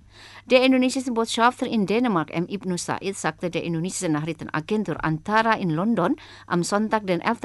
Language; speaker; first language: German; non-native, fluent; Indonesian